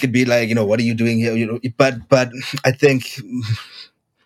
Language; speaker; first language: English; native; English